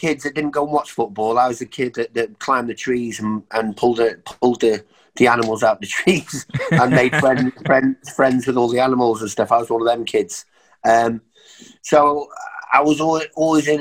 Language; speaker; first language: English; native; English